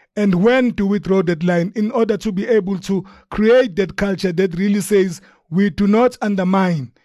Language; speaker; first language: English; non-native, local second language; Zulu